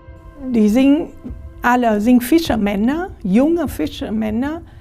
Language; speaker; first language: German; non-native, fluent; Vietnamese